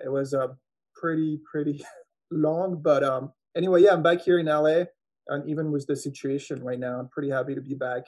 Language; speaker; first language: English; non-native, fluent; French